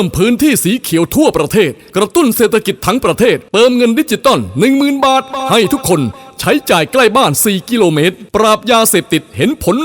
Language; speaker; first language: Thai; native; Thai